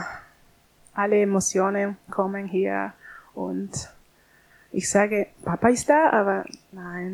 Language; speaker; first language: German; non-native, learner; Spanish